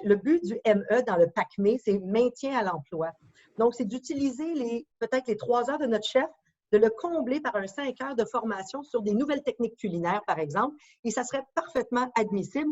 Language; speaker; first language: French; native; French